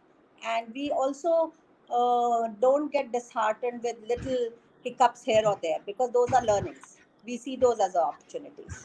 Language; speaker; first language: English; non-native, local second language; Hindi